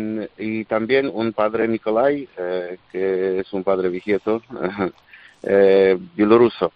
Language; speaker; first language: Spanish; non-native, fluent; Polish